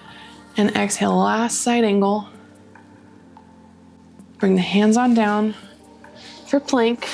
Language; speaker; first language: English; native; English